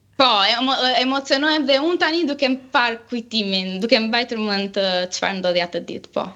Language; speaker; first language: Albanian; early bilingual, heritage; Albanian